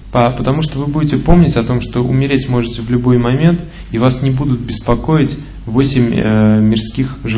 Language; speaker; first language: Russian; native; Russian